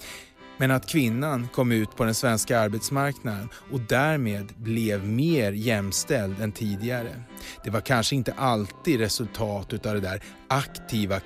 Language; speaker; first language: Swedish; native; Swedish